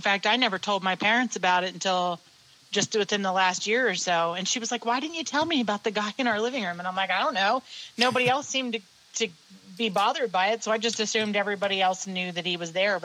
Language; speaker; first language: English; native; English